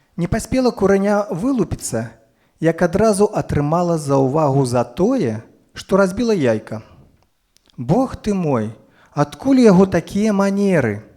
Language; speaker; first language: Belarusian; non-native, local second language; Russian